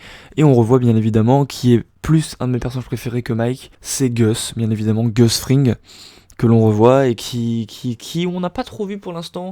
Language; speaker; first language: French; native; French